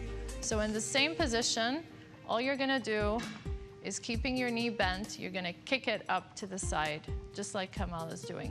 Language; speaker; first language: English; non-native, local second language; Arabic